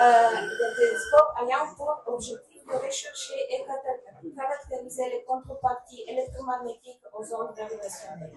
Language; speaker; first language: French; non-native, learner; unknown